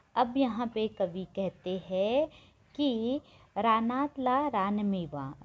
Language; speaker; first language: Hindi; non-native, local second language; Marathi